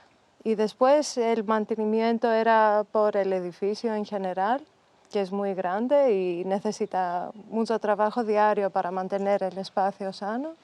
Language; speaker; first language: Spanish; non-native, fluent; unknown